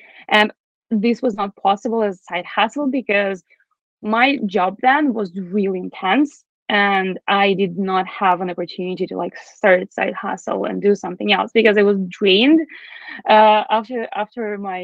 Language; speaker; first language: English; non-native, fluent; Russian